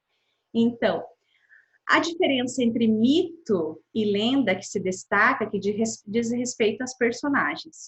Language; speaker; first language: Portuguese; native; Portuguese